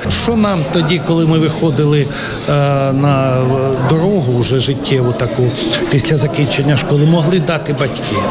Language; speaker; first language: Ukrainian; native; Ukrainian